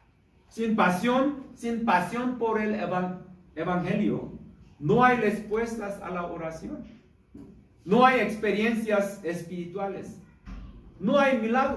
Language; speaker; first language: Spanish; non-native, learner; Korean